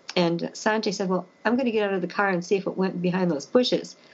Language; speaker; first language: English; native; English